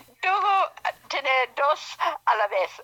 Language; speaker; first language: Spanish; non-native, fluent; English